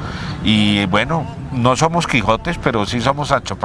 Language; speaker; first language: Spanish; native; Spanish